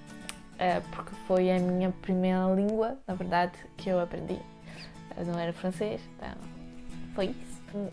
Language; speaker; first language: Portuguese; early bilingual, heritage; French